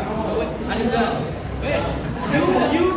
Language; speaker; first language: English; non-native, learner; Indonesian